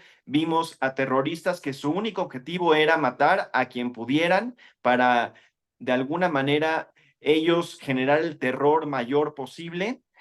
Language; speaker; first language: Spanish; native; Spanish